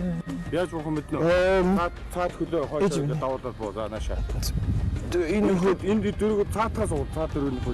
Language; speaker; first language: Mongolian; native; Mongolian